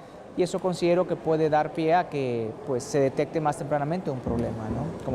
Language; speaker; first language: Spanish; native; Spanish